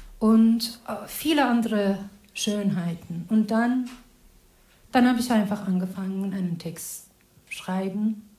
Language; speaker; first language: German; non-native, fluent; Azerbaijani